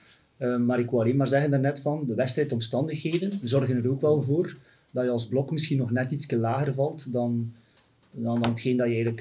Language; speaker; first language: Dutch; native; Dutch